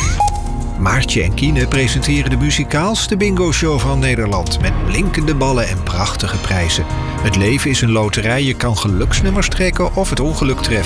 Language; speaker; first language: Dutch; native; Dutch